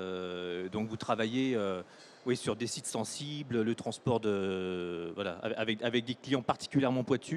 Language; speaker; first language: French; native; French